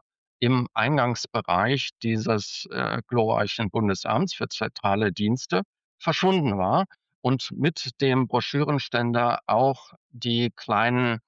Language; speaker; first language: German; native; German